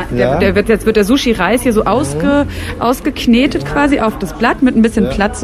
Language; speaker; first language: German; native; German